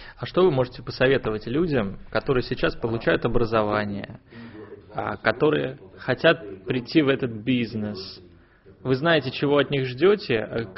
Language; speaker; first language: Russian; native; Russian